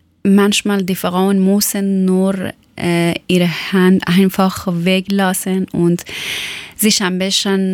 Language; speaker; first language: German; non-native, learner; Persian